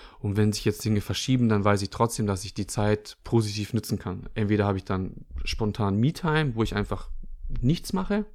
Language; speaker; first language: German; early bilingual, other home language; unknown